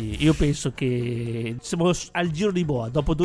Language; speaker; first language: Italian; native; Italian